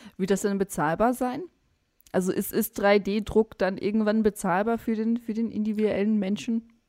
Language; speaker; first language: German; native; German